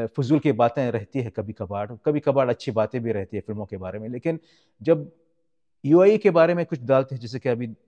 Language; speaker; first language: Urdu; non-native, fluent; Arabic